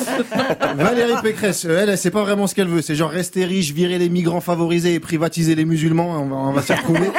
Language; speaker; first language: French; native; French